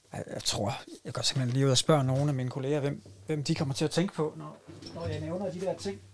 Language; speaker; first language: Danish; native; Danish